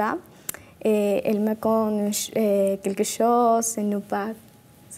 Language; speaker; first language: French; non-native, learner; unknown